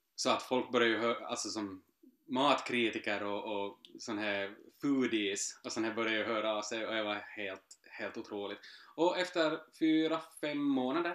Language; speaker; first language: Swedish; native; Swedish